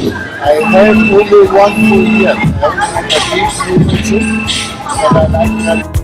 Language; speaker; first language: English; non-native, learner; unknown